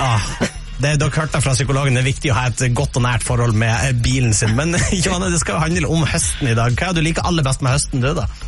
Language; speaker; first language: Norwegian; native; Norwegian